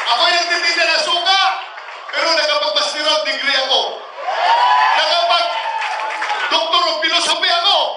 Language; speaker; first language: Filipino; non-native, local second language; Cebuano